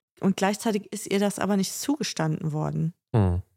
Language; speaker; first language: German; native; German